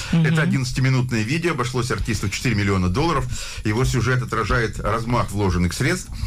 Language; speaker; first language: Russian; native; Russian